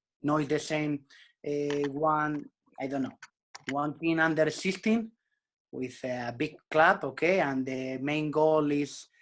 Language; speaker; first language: English; non-native, learner; Spanish